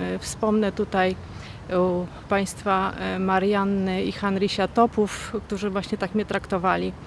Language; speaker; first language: Polish; native; Polish